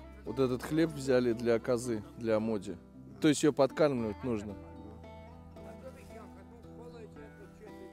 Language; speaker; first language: Russian; native; Russian